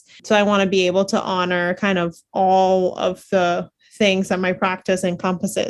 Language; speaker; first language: English; native; English